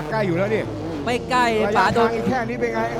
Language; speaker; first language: Thai; native; Thai